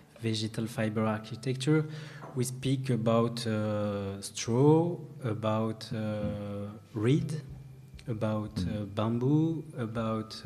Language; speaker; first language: English; non-native, learner; French